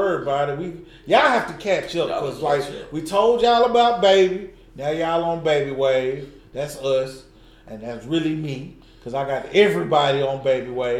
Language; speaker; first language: English; native; English